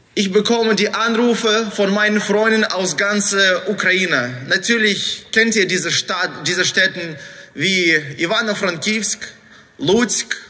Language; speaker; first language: German; non-native, fluent; Ukrainian